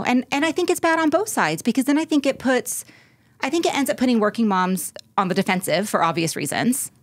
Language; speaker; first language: English; native; English